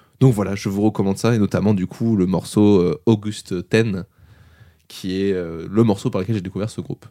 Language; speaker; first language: French; native; French